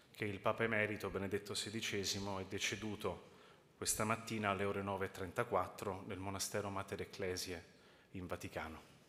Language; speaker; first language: Italian; native; Italian